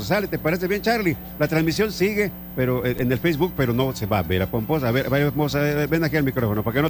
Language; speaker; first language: Spanish; native; Spanish